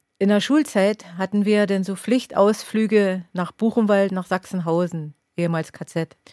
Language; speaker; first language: German; native; German